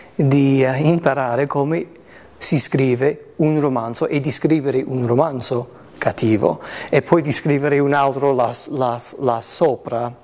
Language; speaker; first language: Italian; non-native, fluent; English